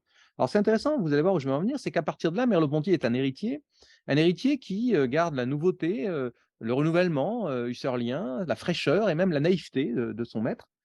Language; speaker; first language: French; native; French